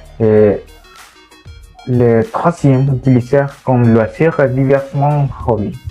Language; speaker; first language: French; non-native, learner; Spanish